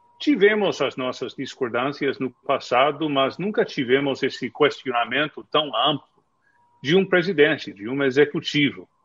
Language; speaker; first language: Portuguese; non-native, fluent; English